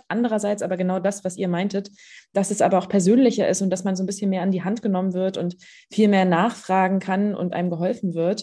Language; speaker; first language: German; native; German